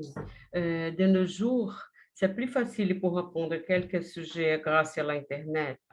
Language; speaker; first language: French; non-native, learner; Portuguese